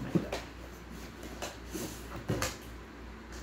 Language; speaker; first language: English; non-native, local second language; Filipino